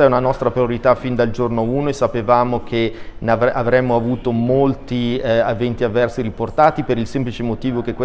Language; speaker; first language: Italian; native; Italian